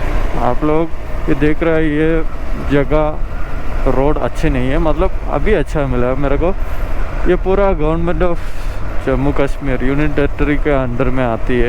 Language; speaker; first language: Hindi; non-native, local second language; Malayalam